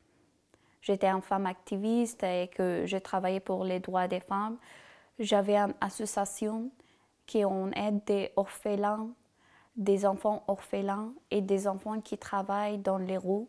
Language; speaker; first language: French; non-native, learner; Persian